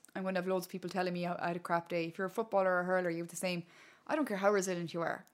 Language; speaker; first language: English; non-native, local second language; Irish